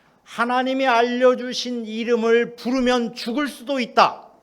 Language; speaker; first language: Korean; native; Korean